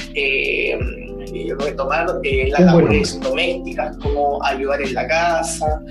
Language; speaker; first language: Spanish; native; Spanish